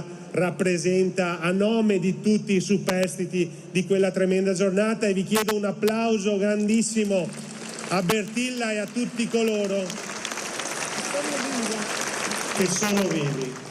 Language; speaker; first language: Italian; native; Italian